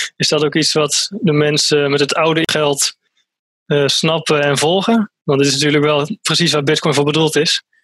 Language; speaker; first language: Dutch; native; Dutch